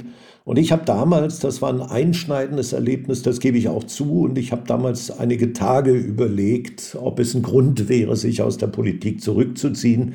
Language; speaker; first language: German; native; German